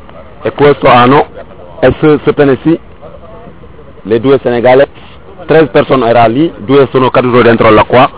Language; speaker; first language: Italian; non-native, learner; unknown